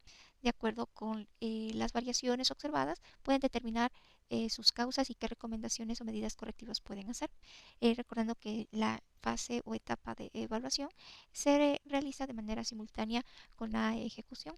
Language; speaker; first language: Spanish; native; Spanish